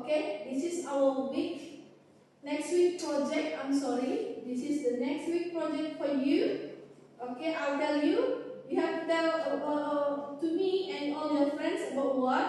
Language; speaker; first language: English; non-native, fluent; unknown